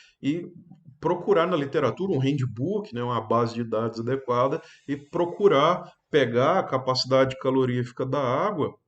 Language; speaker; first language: Portuguese; native; Portuguese